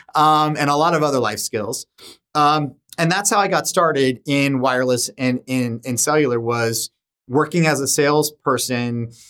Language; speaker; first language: English; native; English